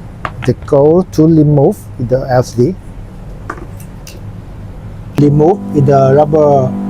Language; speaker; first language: English; non-native, learner; Thai